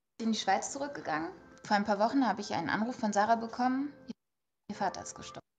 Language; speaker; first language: German; non-native, learner; Bangla